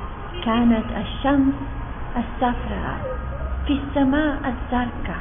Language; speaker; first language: Arabic; non-native, learner; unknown